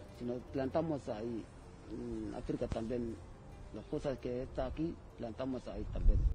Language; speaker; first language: Spanish; non-native, learner; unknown